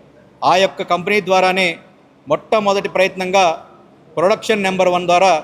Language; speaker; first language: Telugu; native; Telugu